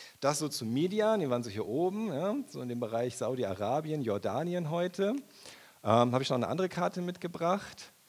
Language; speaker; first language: German; native; German